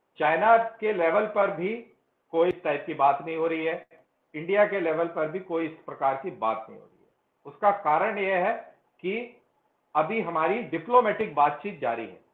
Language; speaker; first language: Hindi; non-native, local second language; Punjabi